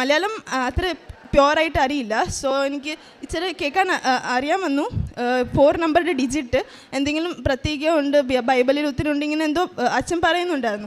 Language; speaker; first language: Malayalam; early bilingual, heritage; Malayalam